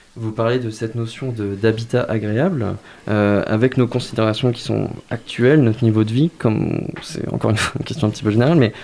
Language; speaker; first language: French; native; French